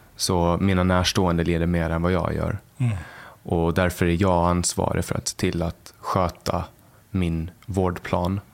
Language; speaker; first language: Swedish; native; Swedish